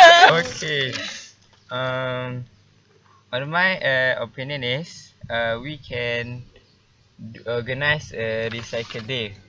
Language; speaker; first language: English; non-native, learner; Malay